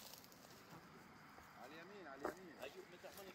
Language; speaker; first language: Arabic; native; Arabic